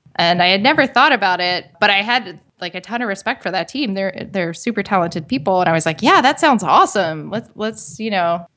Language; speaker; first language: English; native; English